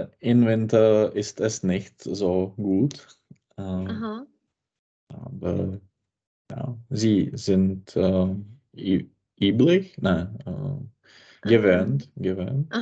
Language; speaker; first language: German; non-native, learner; Czech